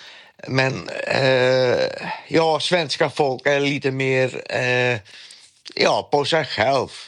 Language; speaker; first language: Swedish; non-native, fluent; Dutch